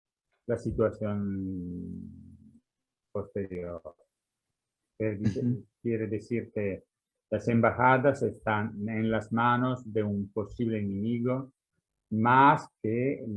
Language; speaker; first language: Spanish; non-native, fluent; Italian